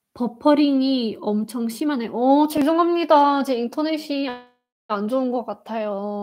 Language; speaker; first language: Korean; non-native, fluent; Afrikaans